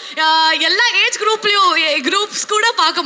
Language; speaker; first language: Tamil; non-native, local second language; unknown